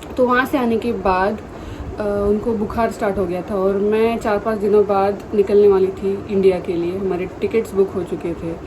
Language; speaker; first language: Hindi; non-native, local second language; Marathi